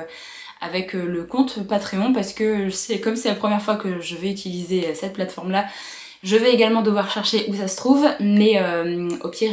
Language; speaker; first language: French; native; French